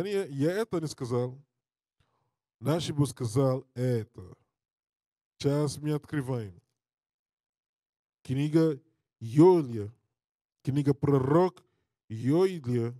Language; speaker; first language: Russian; non-native, learner; English